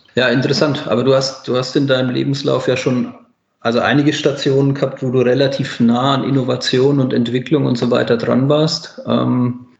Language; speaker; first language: German; native; German